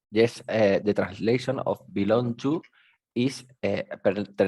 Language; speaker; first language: English; non-native, learner; Spanish